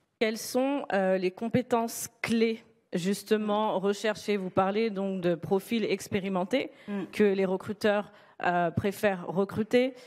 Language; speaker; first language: French; native; French